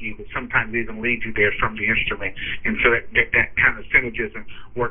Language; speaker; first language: English; native; English